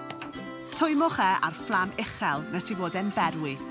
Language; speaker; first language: Welsh; native; Welsh